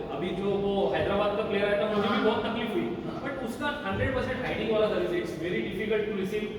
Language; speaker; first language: Hindi; non-native, local second language; Marathi